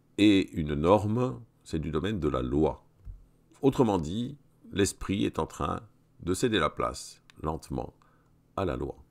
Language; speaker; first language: French; native; French